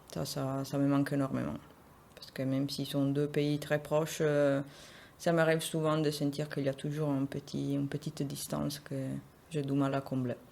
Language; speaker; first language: French; non-native, fluent; Italian